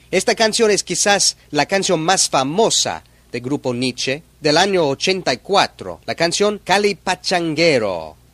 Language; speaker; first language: Spanish; non-native, fluent; English